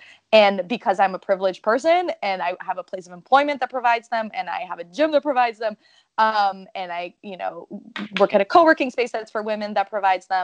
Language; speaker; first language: English; non-native, fluent; French